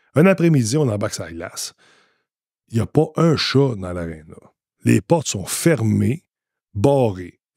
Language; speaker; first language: French; native; French